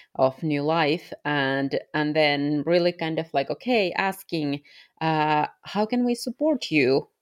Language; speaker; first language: English; non-native, fluent; Finnish